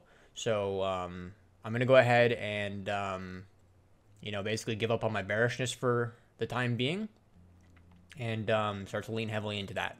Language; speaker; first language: English; native; English